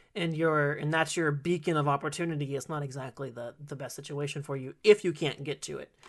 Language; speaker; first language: English; native; English